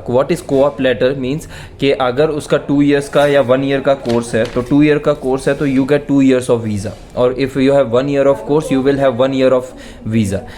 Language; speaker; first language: Hindi; non-native, local second language; Gujarati